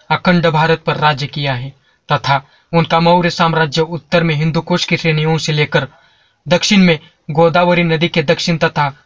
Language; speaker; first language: Hindi; non-native, local second language; Marathi